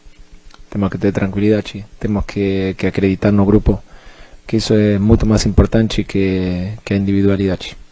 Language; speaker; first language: Portuguese; non-native, fluent; Spanish